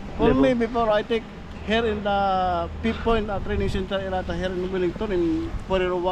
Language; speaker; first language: English; non-native, learner; Filipino